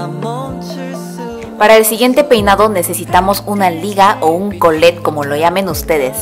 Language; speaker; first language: Spanish; non-native, fluent; Korean